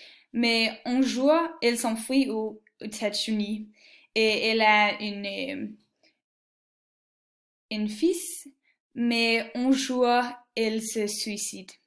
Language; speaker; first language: French; non-native, learner; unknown